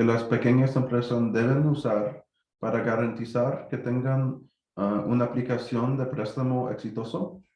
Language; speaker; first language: Spanish; early bilingual, heritage; Spanish